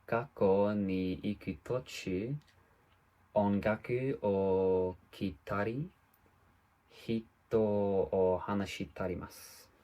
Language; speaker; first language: Japanese; non-native, learner; English